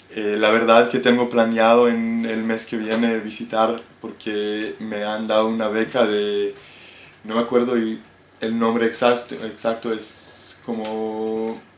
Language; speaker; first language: Spanish; non-native, fluent; Hebrew